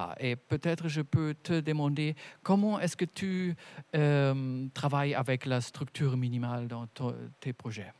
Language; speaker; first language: French; non-native, fluent; German